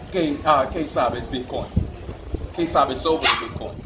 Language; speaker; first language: Spanish; non-native, learner; English